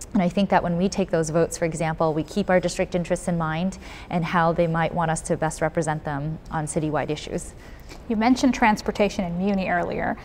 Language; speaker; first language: English; native; English